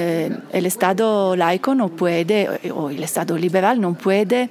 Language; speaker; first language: Spanish; non-native, fluent; Italian